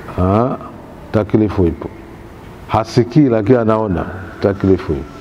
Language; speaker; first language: Swahili; native; Swahili